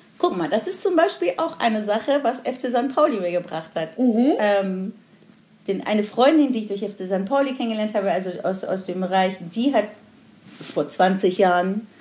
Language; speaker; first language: German; non-native, fluent; Persian